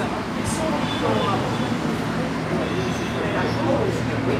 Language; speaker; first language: French; non-native, learner; Indonesian